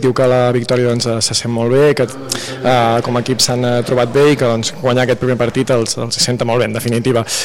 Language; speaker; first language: Catalan; native; Catalan